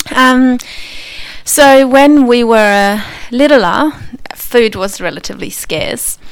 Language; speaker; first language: English; non-native, fluent; Polish